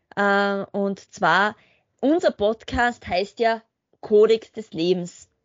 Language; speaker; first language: German; native; German